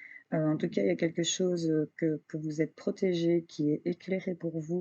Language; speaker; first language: French; native; French